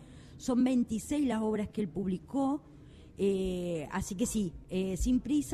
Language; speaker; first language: Spanish; native; Spanish